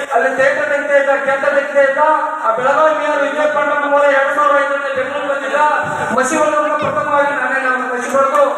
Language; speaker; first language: Kannada; non-native, local second language; Marathi